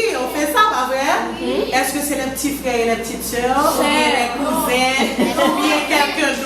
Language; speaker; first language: French; non-native, local second language; Haitian Creole